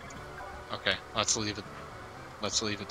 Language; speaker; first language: English; native; English